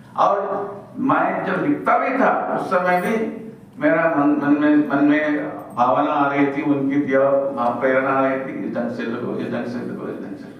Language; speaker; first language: Hindi; non-native, local second language; Malayalam